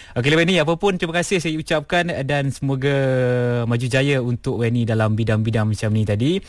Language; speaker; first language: Malay; non-native, local second language; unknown